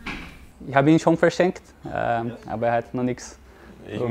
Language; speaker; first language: German; non-native, learner; Portuguese